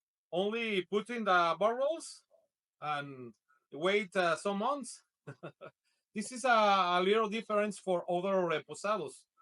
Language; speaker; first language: English; non-native, learner; Spanish